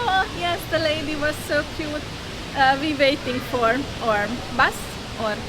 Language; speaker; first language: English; non-native, learner; Hungarian